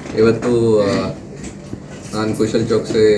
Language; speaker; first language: Kannada; non-native, local second language; Hindi